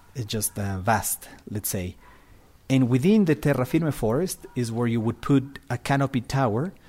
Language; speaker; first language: English; non-native, fluent; Spanish